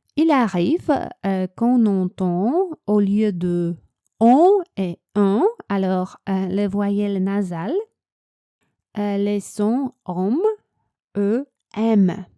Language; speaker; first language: French; non-native, fluent; Polish